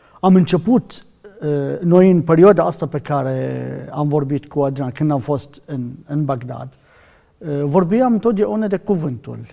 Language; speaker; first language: Romanian; non-native, learner; Arabic